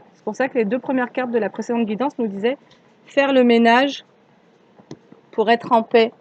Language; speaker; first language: French; native; French